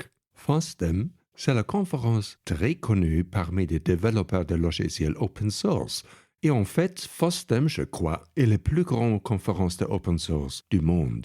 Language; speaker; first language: French; non-native, fluent; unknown